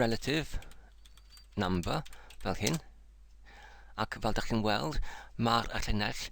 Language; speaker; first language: Welsh; non-native, learner; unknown